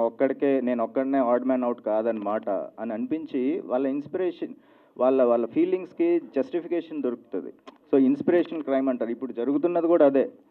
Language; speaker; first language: Telugu; native; Telugu